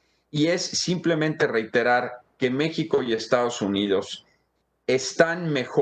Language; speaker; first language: Spanish; native; Spanish